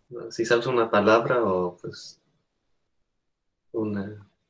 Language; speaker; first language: Spanish; early bilingual, heritage; Spanish